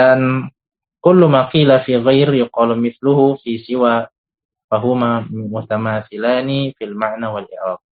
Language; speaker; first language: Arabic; non-native, fluent; Indonesian